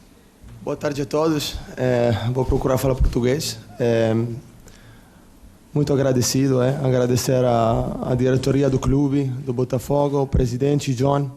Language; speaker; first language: Portuguese; non-native, learner; Italian